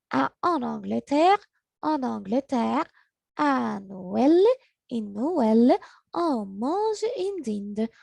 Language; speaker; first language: French; non-native, learner; Arabic